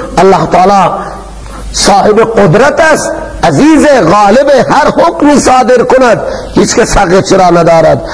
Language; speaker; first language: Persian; non-native, local second language; Baluchi